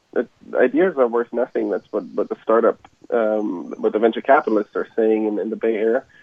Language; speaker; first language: English; non-native, fluent; German